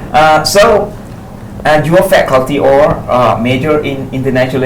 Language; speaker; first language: English; non-native, fluent; Pattani Malay